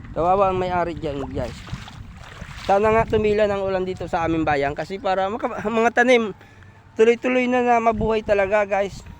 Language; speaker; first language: Filipino; non-native, local second language; Bikol